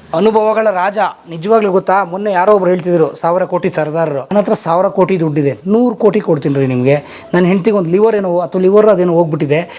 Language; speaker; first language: Kannada; native; Kannada